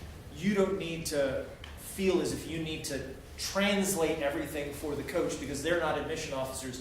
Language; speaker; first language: English; native; English